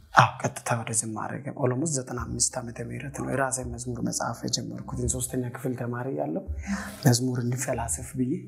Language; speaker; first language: Amharic; non-native, local second language; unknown